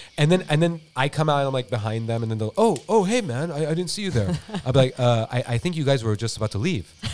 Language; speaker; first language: English; native; English